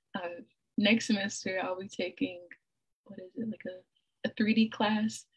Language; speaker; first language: English; native; English